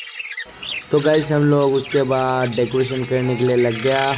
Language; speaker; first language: Hindi; non-native, local second language; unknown